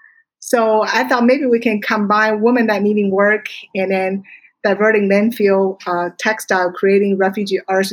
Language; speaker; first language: English; non-native, fluent; Chinese